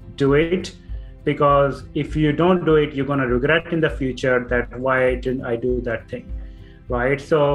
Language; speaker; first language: English; non-native, local second language; Punjabi